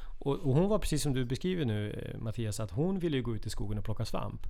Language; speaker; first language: Swedish; native; Swedish